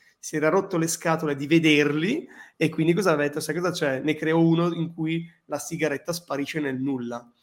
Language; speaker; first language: Italian; native; Italian